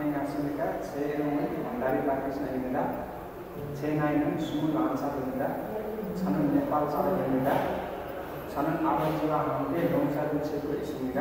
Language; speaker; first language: Korean; non-native, learner; Nepali